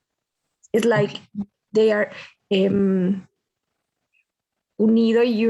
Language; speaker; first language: English; non-native, learner; Spanish